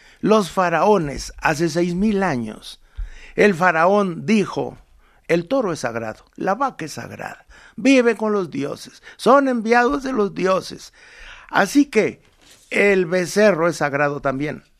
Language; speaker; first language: Spanish; native; Spanish